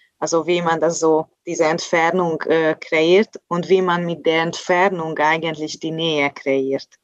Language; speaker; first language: German; non-native, fluent; Hungarian